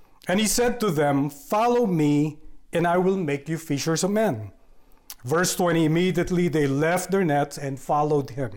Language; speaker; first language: English; non-native, local second language; Filipino